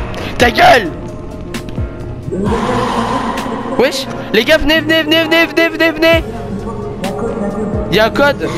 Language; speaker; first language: French; native; French